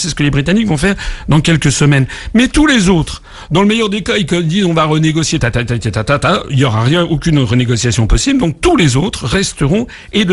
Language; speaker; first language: French; native; French